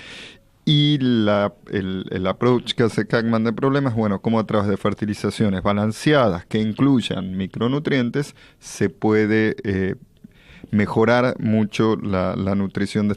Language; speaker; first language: Spanish; native; Spanish